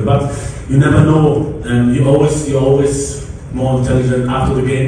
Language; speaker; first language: English; non-native, fluent; German